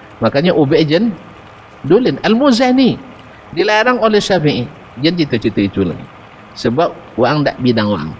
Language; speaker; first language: Malay; non-native, local second language; Minangkabau